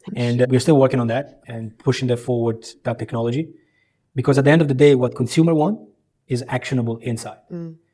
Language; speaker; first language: English; early bilingual, other home language; Albanian